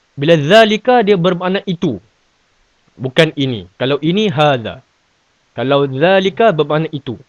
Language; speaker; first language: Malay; native; Malay